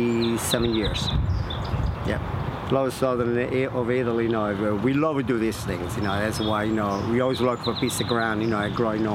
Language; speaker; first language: English; non-native, fluent; Italian